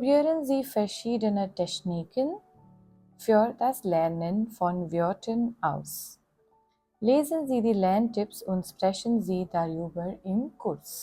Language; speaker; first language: German; non-native, fluent; Gujarati